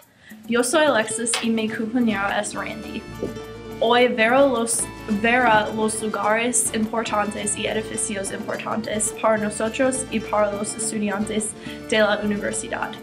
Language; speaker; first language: Spanish; non-native, learner; English